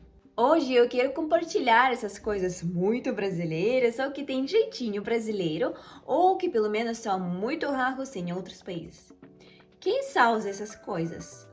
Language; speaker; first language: Portuguese; non-native, fluent; Russian